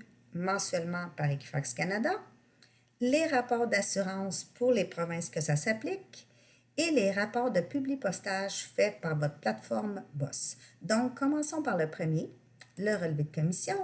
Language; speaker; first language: French; native; French